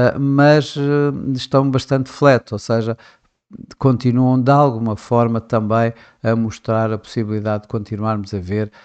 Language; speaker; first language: Portuguese; native; Portuguese